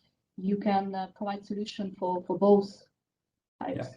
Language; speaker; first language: English; non-native, fluent; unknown